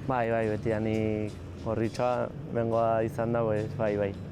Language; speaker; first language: Basque; non-native, local second language; Spanish